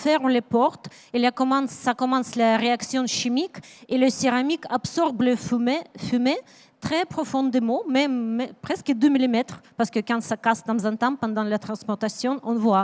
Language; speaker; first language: French; non-native, learner; Ukrainian